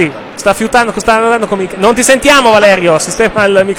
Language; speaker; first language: Italian; native; Italian